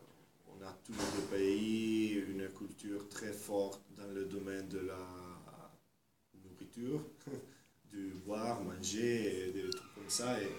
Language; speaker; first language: French; non-native, fluent; Italian